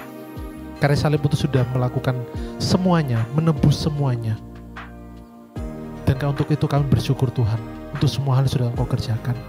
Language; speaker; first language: Indonesian; native; Indonesian